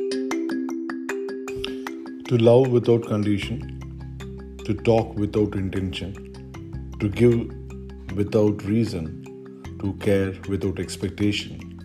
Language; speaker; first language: English; non-native, local second language; Malayalam